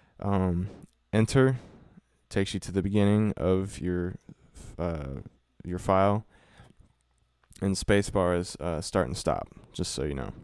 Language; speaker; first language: English; native; English